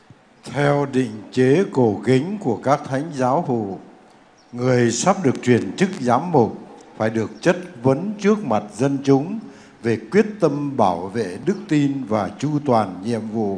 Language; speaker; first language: Vietnamese; native; Vietnamese